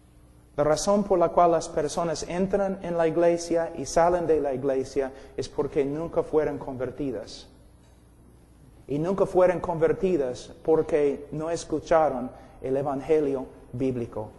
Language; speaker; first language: Spanish; non-native, fluent; English